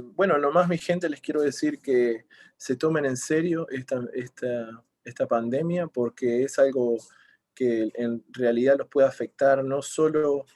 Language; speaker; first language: Spanish; early bilingual, other home language; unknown